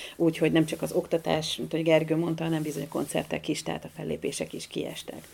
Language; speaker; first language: Hungarian; native; Hungarian